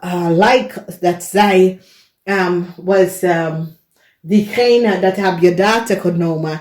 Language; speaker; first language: Dutch; non-native, learner; English